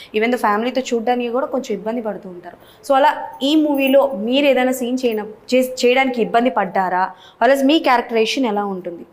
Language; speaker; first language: Telugu; native; Telugu